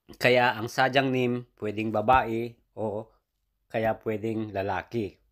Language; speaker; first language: Filipino; native; Filipino